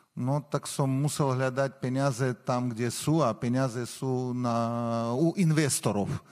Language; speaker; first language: Slovak; non-native, fluent; Armenian